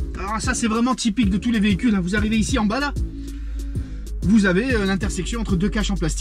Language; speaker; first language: French; native; French